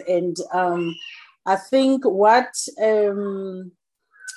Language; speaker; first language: English; non-native, local second language; Zulu